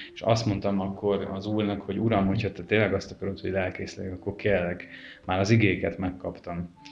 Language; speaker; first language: Hungarian; native; Hungarian